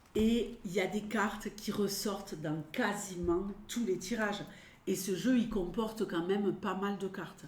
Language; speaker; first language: French; native; French